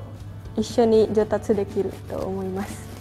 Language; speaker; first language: Japanese; non-native, fluent; Indonesian